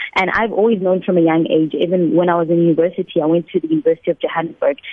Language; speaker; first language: English; non-native, local second language; Northern Sotho